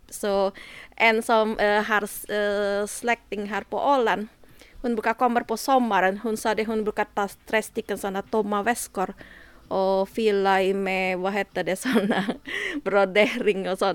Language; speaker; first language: Swedish; non-native, learner; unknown